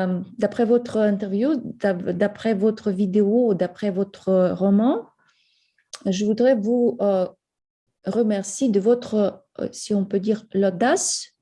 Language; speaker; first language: French; non-native, fluent; Ukrainian